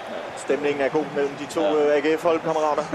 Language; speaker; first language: Danish; native; Danish